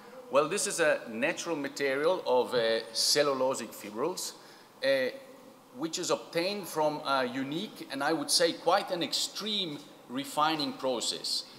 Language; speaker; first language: English; non-native, fluent; Italian